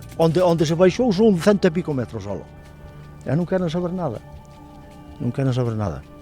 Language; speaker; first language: Galician; native; Galician